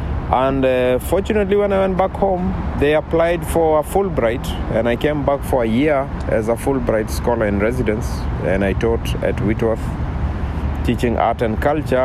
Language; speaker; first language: English; non-native, local second language; Masai